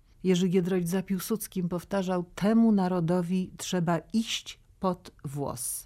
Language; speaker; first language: Polish; native; Polish